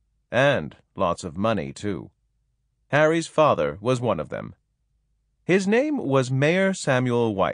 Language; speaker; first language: English; native; English